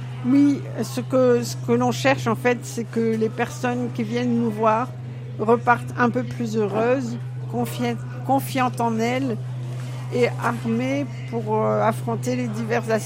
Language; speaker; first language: French; native; French